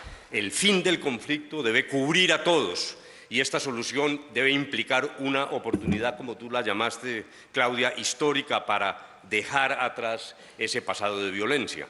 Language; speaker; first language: Spanish; native; Spanish